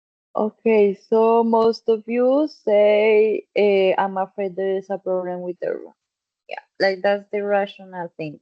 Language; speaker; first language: English; non-native, fluent; Spanish